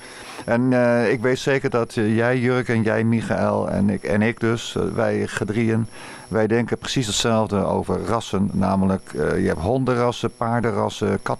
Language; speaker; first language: Dutch; native; Dutch